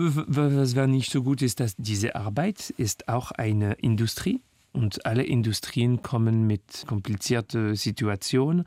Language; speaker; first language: German; non-native, learner; French